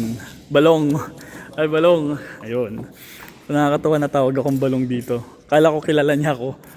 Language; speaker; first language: Filipino; native; Filipino